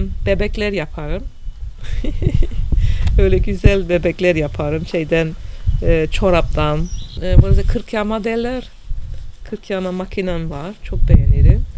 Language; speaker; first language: Turkish; non-native, fluent; English